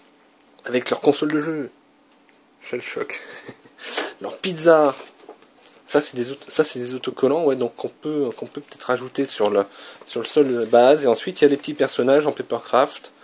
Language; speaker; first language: French; native; French